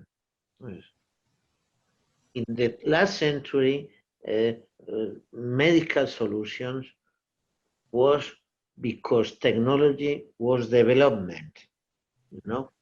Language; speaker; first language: English; non-native, learner; Portuguese